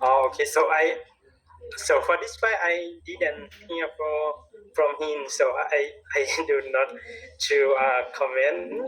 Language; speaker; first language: English; non-native, learner; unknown